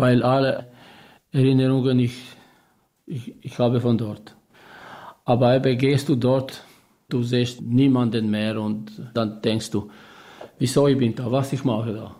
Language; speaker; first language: German; non-native, learner; Albanian